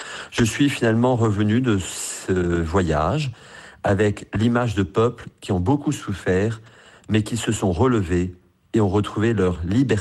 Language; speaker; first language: French; native; French